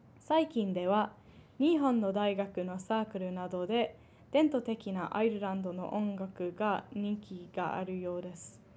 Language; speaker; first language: Japanese; non-native, fluent; English